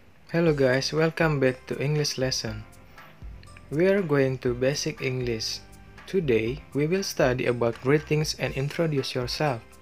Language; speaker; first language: English; non-native, fluent; Indonesian